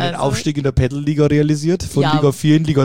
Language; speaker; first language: German; native; German